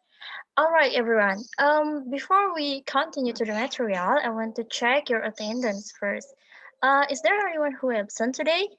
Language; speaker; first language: English; non-native, learner; Indonesian